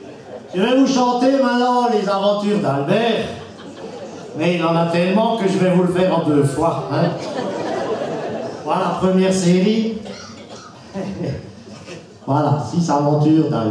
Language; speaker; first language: French; native; French